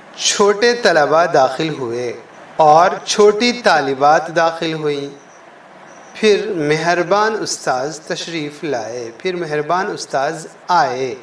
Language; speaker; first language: Urdu; native; Urdu